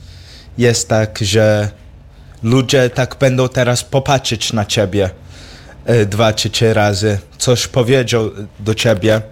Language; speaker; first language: Polish; early bilingual, heritage; English